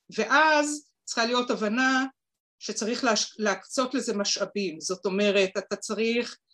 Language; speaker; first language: Hebrew; native; Hebrew